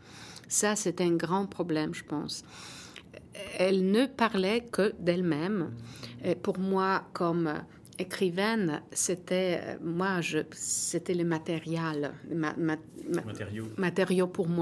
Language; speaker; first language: French; non-native, fluent; Polish